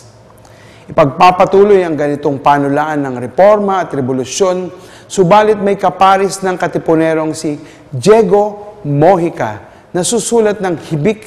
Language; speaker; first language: Filipino; native; Filipino